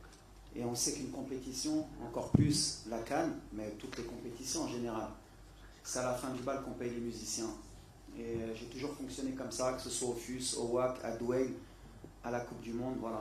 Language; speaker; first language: French; native; French